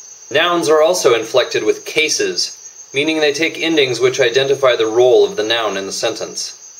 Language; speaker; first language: English; native; English